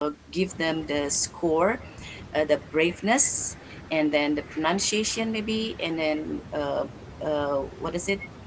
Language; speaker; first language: English; non-native, learner; Indonesian